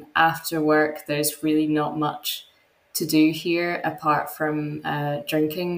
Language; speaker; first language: English; native; English